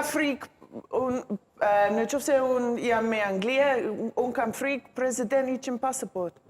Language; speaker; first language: Albanian; non-native, learner; English